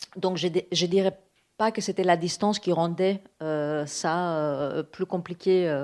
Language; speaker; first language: French; non-native, fluent; Greek